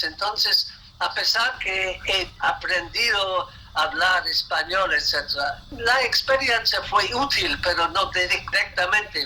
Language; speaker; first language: Spanish; non-native, fluent; English